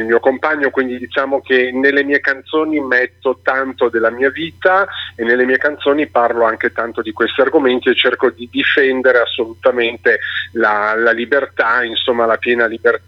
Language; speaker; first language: Italian; native; Italian